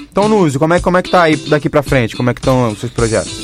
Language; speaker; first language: Portuguese; native; Portuguese